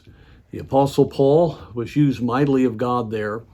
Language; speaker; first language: English; native; English